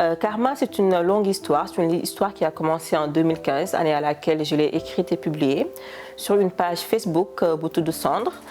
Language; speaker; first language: French; non-native, local second language; Wolof